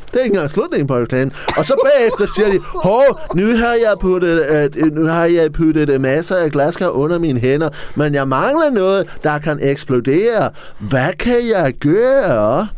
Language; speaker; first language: Danish; non-native, fluent; English